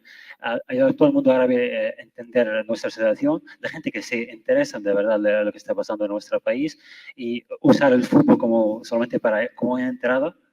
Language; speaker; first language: Spanish; non-native, fluent; Arabic